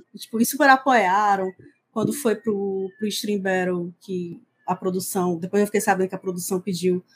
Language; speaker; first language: Portuguese; native; Portuguese